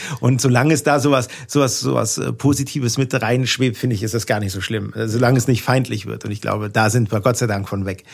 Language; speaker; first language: German; native; German